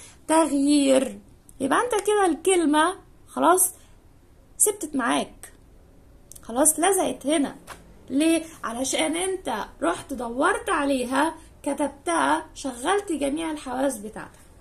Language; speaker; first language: Arabic; native; Arabic